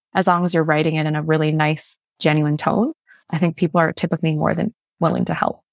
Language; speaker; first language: English; non-native, fluent; Chinese